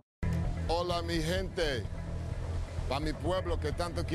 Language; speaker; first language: Spanish; non-native, learner; English